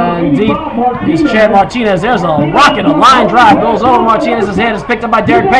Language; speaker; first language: English; native; English